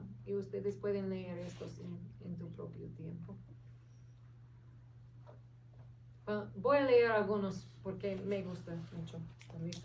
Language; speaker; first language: Spanish; non-native, fluent; English